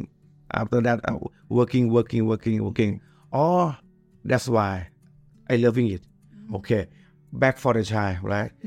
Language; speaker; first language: English; non-native, learner; Thai